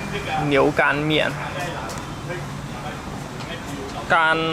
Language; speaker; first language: Chinese; non-native, fluent; English